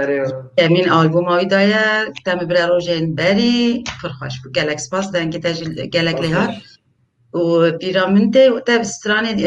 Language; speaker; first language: Kurdish; native; Kurdish